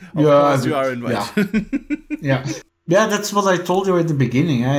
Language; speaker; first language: English; non-native, fluent; Dutch